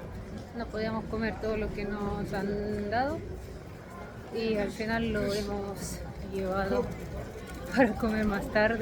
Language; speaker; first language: Spanish; non-native, fluent; Russian